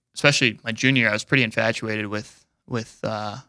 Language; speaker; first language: English; native; English